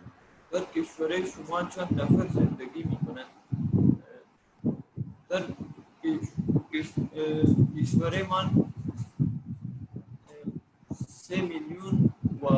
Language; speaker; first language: Persian; non-native, learner; Urdu